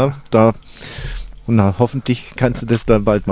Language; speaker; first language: German; native; German